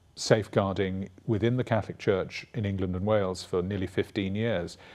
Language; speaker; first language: English; native; English